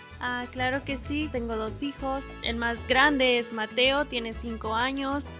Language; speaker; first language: Spanish; native; Spanish